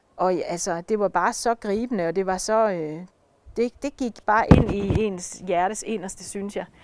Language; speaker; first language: Danish; native; Danish